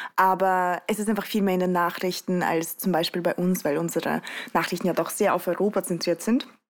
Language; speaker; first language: German; early bilingual, other home language; Russian